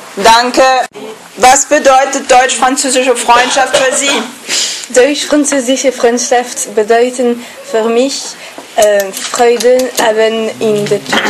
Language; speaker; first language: German; non-native, learner; French